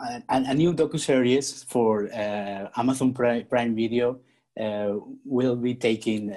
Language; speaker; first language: English; non-native, learner; Spanish